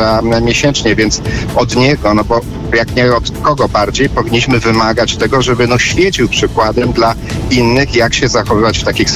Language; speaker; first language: Polish; native; Polish